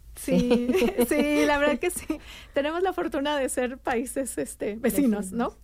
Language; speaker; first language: Spanish; native; Spanish